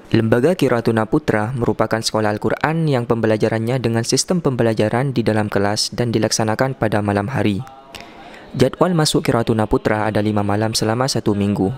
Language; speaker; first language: Indonesian; native; Indonesian